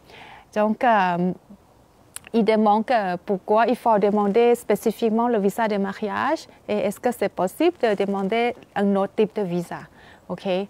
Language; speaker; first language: French; non-native, fluent; Thai